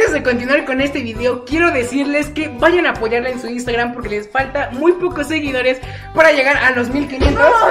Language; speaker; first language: Spanish; native; Spanish